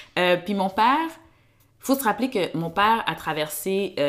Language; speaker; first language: French; early bilingual, other home language; Kinyarwanda